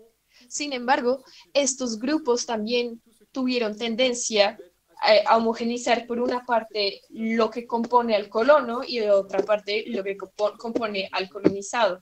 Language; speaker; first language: Spanish; non-native, fluent; French